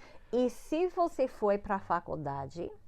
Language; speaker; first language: Portuguese; non-native, fluent; English